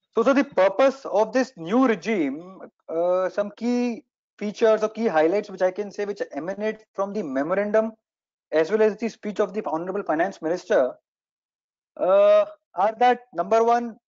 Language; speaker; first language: English; non-native, local second language; Hindi